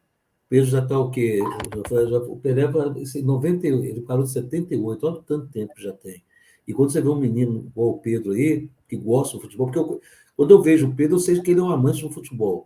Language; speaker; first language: Portuguese; native; Portuguese